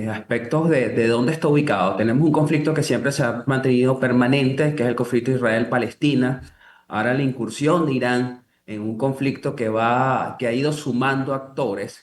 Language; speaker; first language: Spanish; native; Spanish